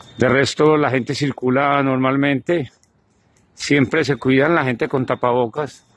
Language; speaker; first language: Spanish; native; Spanish